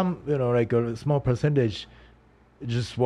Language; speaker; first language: English; non-native, learner; Japanese